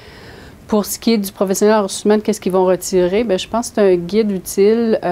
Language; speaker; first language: French; native; French